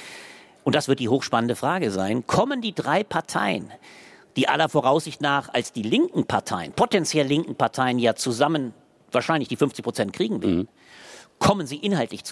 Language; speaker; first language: German; native; German